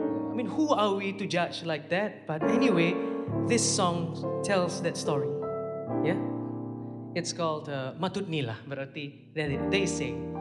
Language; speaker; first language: English; non-native, local second language; Malay